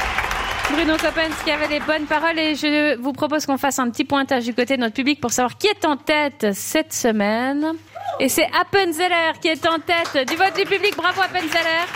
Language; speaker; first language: French; native; French